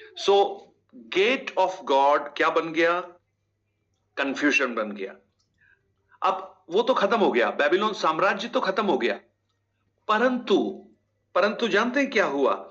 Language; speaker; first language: Hindi; native; Hindi